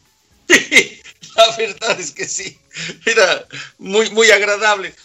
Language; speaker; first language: Spanish; native; Spanish